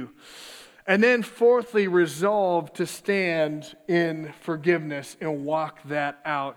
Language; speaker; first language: English; native; English